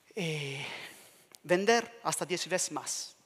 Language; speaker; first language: Spanish; non-native, learner; Italian